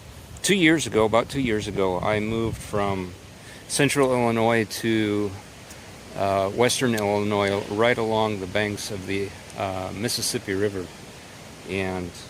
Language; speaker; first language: English; native; English